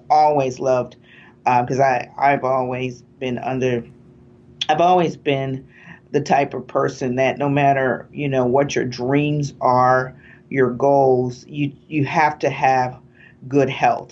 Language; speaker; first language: English; native; English